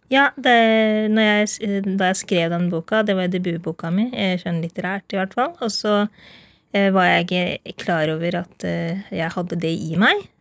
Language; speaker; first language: Norwegian; early bilingual, other home language; Urdu